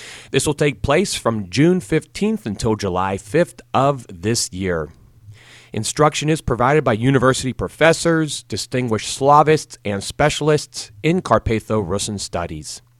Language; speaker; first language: English; native; English